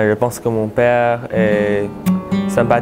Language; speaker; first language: French; early bilingual, heritage; French